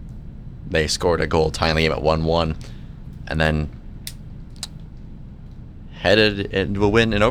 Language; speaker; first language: English; native; English